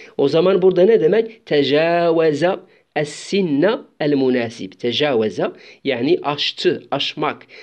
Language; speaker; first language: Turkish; non-native, fluent; Arabic